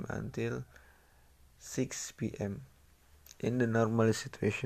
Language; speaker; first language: English; non-native, learner; Indonesian